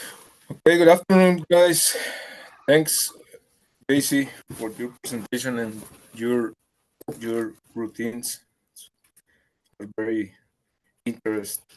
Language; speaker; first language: English; non-native, learner; Spanish